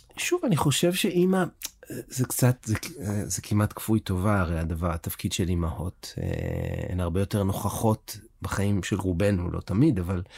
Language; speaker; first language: Hebrew; native; Hebrew